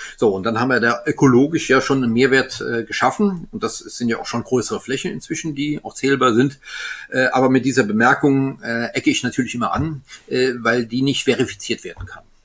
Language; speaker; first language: German; non-native, local second language; French